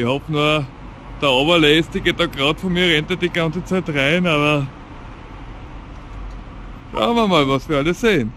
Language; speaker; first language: German; native; German